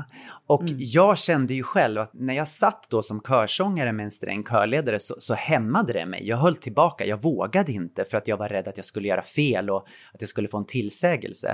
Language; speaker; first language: Swedish; native; Swedish